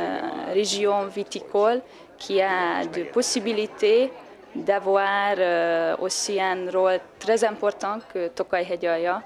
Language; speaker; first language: French; non-native, fluent; Hungarian